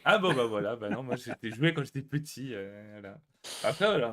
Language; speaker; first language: French; native; French